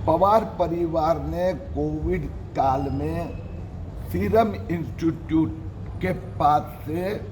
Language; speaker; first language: Hindi; non-native, local second language; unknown